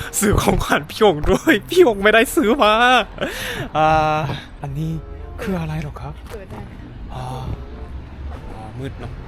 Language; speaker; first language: Thai; non-native, fluent; Korean